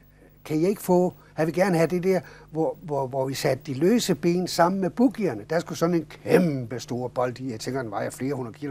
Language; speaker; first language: Danish; native; Danish